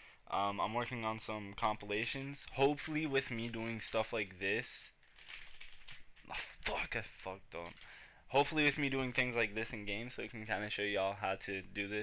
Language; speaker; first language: English; native; English